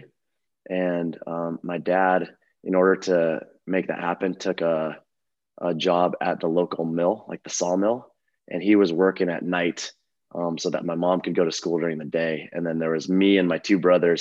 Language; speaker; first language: English; native; English